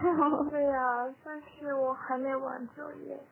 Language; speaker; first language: Chinese; non-native, learner; Korean